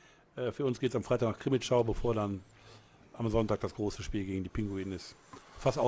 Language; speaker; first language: German; native; German